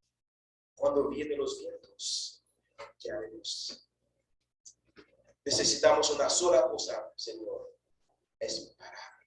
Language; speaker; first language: Spanish; non-native, fluent; Haitian Creole